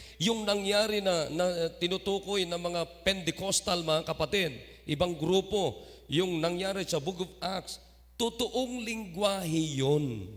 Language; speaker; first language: Filipino; non-native, local second language; Iloko